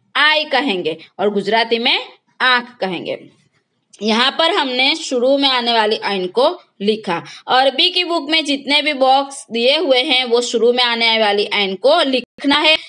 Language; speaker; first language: Hindi; non-native, local second language; Gujarati